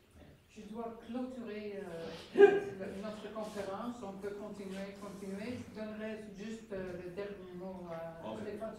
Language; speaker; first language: French; non-native, fluent; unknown